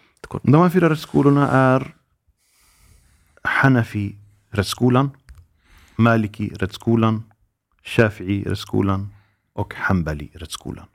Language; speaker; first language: Swedish; early bilingual, other home language; Arabic